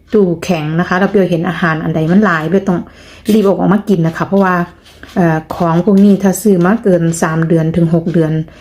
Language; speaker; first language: Thai; native; Thai